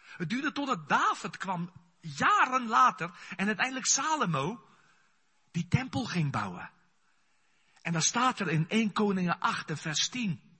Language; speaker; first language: Dutch; non-native, fluent; Afrikaans